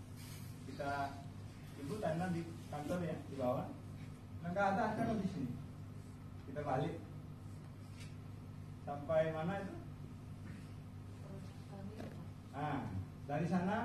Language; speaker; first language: Indonesian; non-native, fluent; Bangla